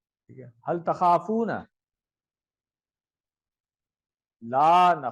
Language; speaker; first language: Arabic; non-native, fluent; Urdu